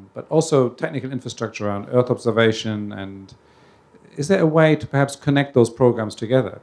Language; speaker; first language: English; native; English